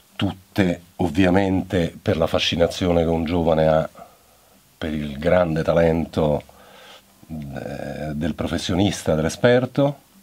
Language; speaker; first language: Italian; native; Italian